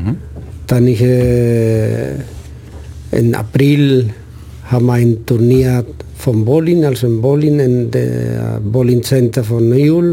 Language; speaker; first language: German; non-native, fluent; Spanish